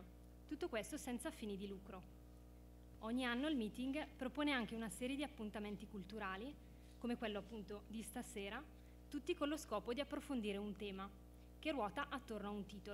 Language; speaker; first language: Italian; native; Italian